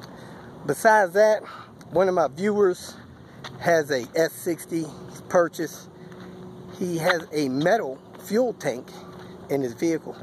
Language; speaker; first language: English; native; English